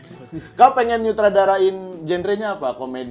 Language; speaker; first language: Indonesian; native; Indonesian